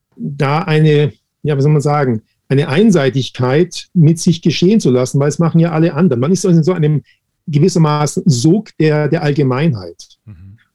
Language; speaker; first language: German; native; German